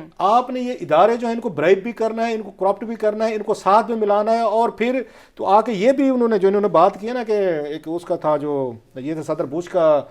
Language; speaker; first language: Urdu; non-native, local second language; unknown